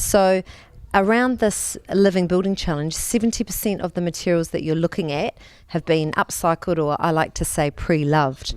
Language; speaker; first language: English; native; English